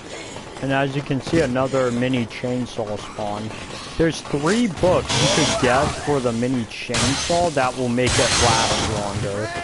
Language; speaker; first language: English; native; English